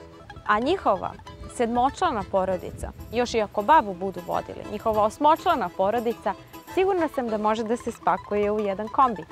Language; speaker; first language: Serbian; native; Serbian